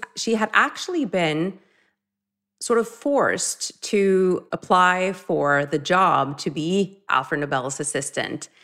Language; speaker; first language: English; non-native, fluent; Norwegian